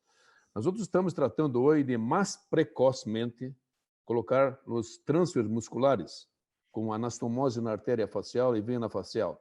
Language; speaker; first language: Portuguese; non-native, fluent; Spanish